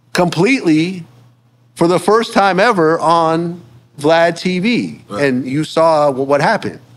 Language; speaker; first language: English; native; English